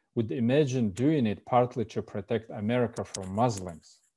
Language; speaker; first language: English; non-native, fluent; Russian